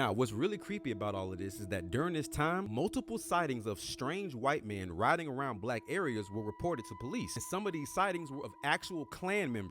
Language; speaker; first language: English; native; English